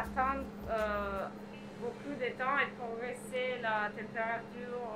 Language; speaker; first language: French; non-native, learner; English